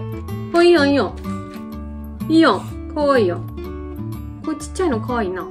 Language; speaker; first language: Japanese; native; Japanese